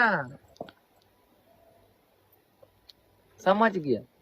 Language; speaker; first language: Hindi; non-native, fluent; Pashto